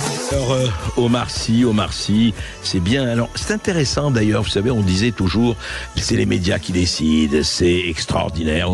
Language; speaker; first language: French; native; French